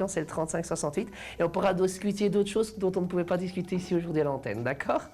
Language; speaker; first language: French; native; French